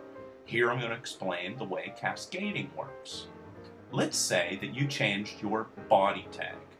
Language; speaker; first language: English; native; English